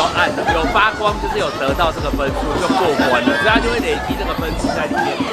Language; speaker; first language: Chinese; native; Chinese